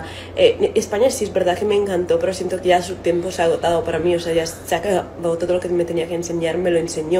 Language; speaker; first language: Spanish; non-native, fluent; Italian